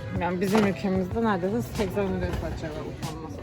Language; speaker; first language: Turkish; native; Turkish